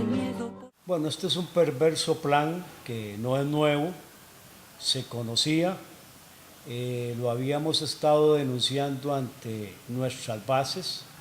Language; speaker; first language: Spanish; native; Spanish